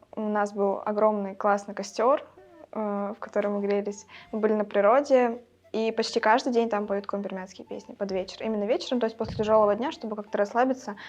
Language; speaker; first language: Russian; native; Russian